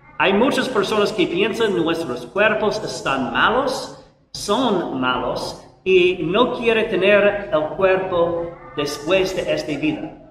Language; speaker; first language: Spanish; non-native, learner; English